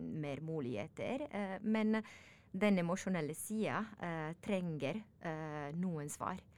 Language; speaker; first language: Norwegian; non-native, learner; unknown